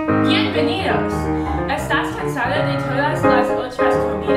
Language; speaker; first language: Spanish; non-native, learner; English